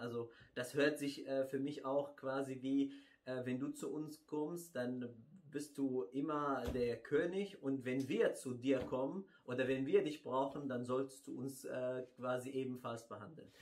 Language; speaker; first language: German; non-native, fluent; Arabic